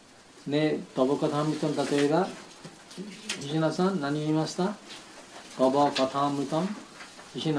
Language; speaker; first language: Japanese; non-native, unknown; Bangla